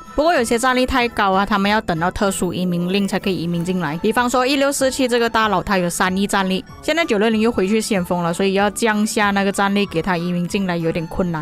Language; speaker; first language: Chinese; native; Chinese